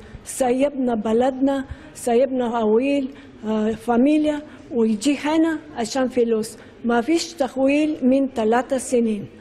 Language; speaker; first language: Arabic; non-native, learner; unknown